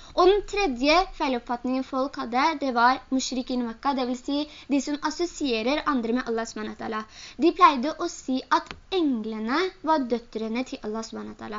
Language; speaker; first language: Norwegian; early bilingual, other home language; Urdu